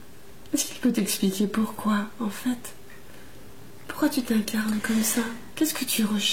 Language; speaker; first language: French; native; French